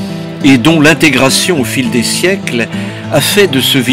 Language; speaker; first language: French; non-native, fluent; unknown